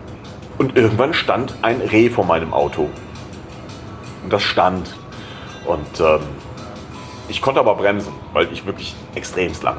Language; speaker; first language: German; native; German